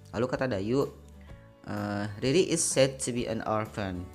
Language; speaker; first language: English; non-native, fluent; Indonesian